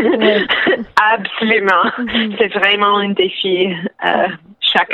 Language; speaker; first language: French; non-native, local second language; English